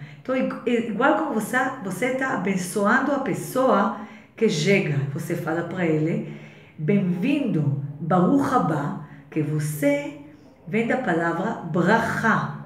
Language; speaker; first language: Portuguese; non-native, fluent; Hebrew